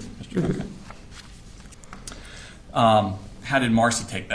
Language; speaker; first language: English; native; English